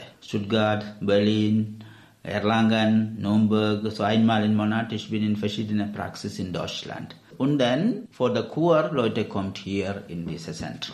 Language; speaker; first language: German; non-native, learner; Malayalam